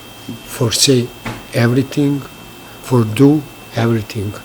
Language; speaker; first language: English; non-native, learner; Bosnian